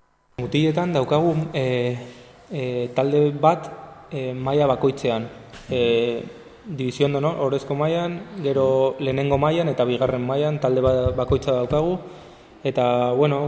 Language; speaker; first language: Basque; non-native, local second language; Spanish